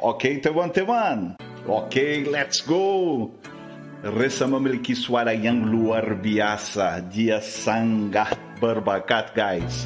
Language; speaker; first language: Indonesian; non-native, fluent; Portuguese